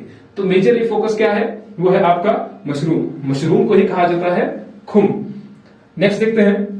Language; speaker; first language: Hindi; native; Hindi